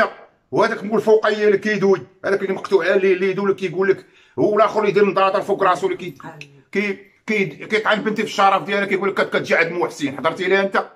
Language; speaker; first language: Arabic; native; Arabic